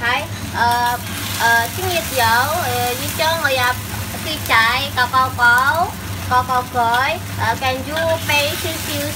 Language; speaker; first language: Cantonese; non-native, learner; Indonesian